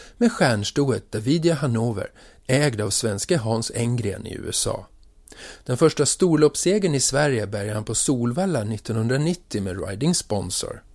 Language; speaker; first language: Swedish; native; Swedish